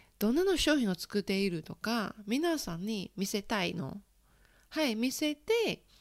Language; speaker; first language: Japanese; non-native, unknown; Chinese